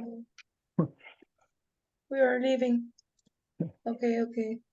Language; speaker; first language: English; non-native, learner; Spanish